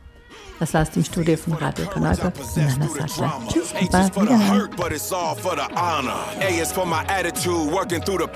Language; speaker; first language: German; native; German